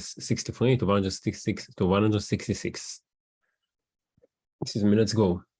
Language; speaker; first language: English; non-native, learner; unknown